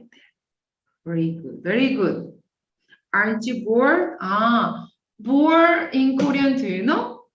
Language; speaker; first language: English; non-native, fluent; Korean